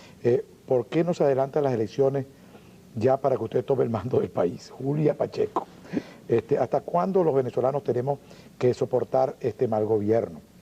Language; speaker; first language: Spanish; native; Spanish